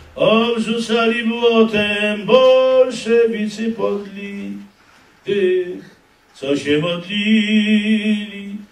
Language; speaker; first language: Polish; native; Polish